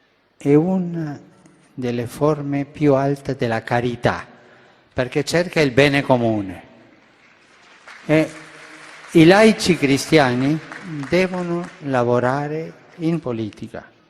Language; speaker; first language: Italian; non-native, fluent; Spanish